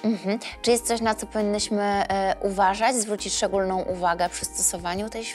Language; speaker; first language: Polish; native; Polish